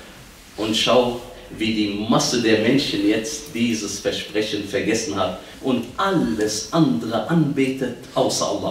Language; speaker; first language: German; early bilingual, other home language; Arabic